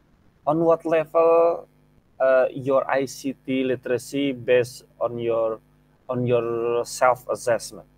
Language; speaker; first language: English; non-native, fluent; Indonesian